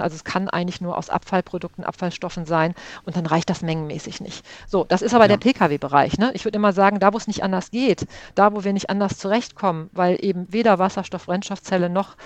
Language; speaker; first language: German; native; German